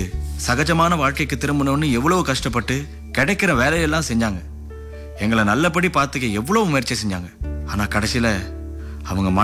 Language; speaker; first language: Tamil; early bilingual, heritage; Tamil